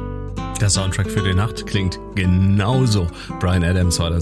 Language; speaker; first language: German; native; German